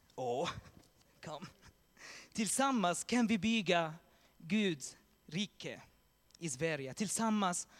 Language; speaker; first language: Swedish; non-native, learner; Arabic